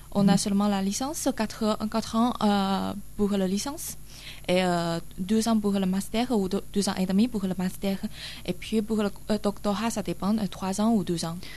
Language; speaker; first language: French; non-native, learner; Chinese